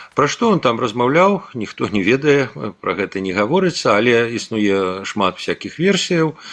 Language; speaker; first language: Belarusian; non-native, local second language; Russian